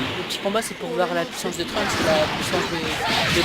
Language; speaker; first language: French; native; French